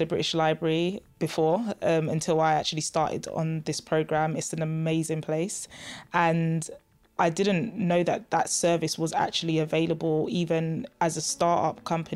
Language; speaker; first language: English; native; English